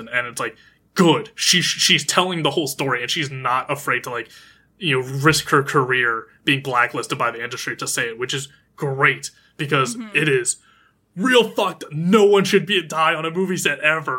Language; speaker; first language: English; native; English